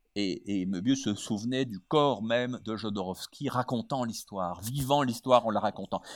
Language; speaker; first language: French; native; French